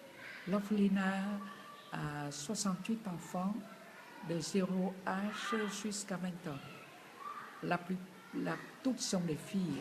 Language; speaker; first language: French; non-native, fluent; Vietnamese